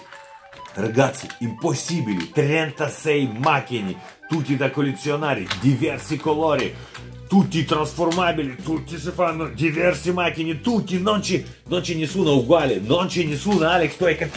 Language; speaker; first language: Italian; non-native, fluent; Russian